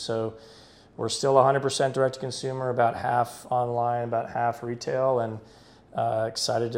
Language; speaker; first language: English; native; English